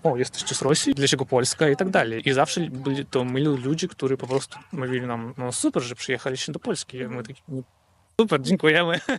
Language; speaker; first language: Polish; non-native, fluent; Russian